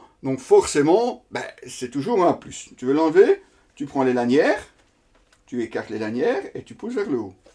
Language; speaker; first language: French; native; French